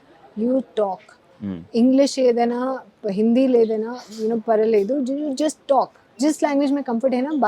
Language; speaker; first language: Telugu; non-native, local second language; Hindi